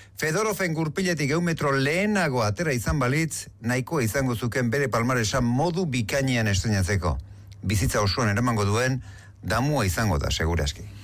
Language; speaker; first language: Basque; native; Basque